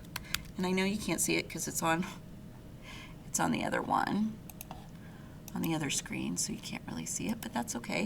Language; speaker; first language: English; native; English